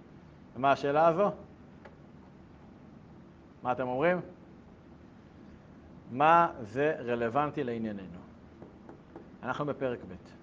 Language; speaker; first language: Hebrew; native; Hebrew